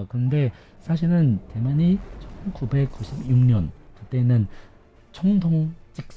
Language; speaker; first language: Korean; non-native, fluent; Chinese